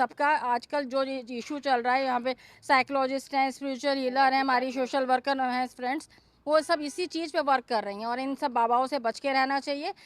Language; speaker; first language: Hindi; native; Hindi